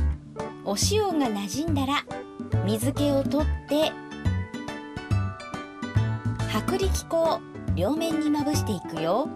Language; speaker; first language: Japanese; native; Japanese